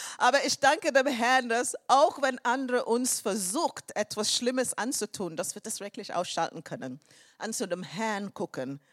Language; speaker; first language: German; non-native, fluent; English